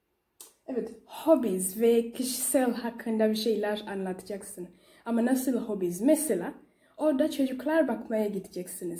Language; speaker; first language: Turkish; non-native, learner; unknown